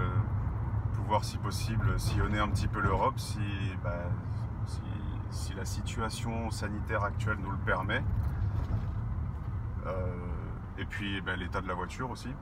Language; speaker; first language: French; native; French